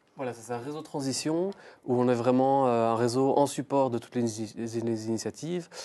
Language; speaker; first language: French; native; French